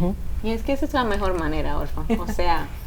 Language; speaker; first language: Spanish; native; Spanish